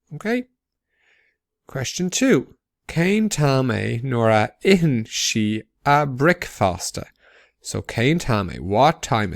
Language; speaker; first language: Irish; non-native, local second language; English